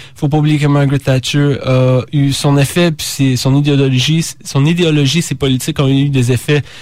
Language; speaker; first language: French; native; French